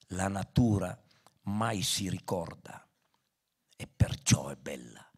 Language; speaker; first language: Italian; native; Italian